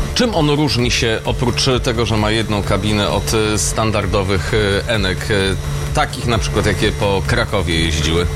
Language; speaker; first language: Polish; native; Polish